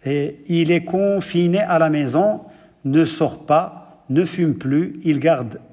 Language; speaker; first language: French; non-native, local second language; Arabic